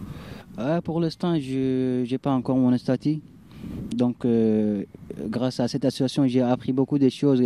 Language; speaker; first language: French; non-native, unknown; Arabic